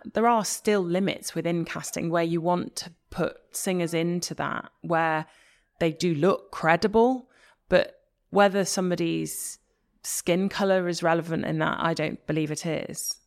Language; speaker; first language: English; native; English